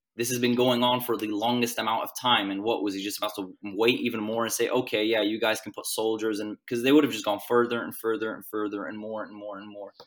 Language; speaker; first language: English; non-native, fluent; Swedish